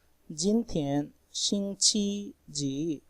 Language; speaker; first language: Chinese; non-native, learner; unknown